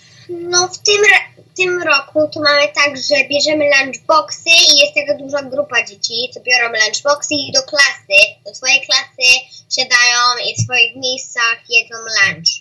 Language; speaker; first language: Polish; early bilingual, heritage; Polish